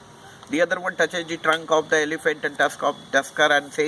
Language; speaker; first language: English; non-native, local second language; Hindi